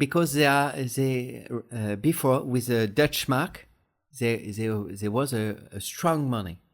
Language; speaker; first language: English; non-native, learner; French